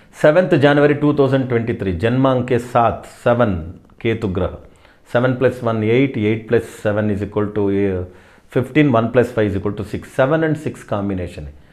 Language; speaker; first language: Hindi; non-native, local second language; Tamil